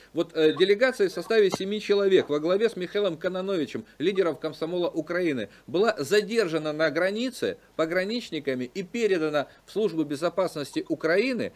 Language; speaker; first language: Russian; native; Russian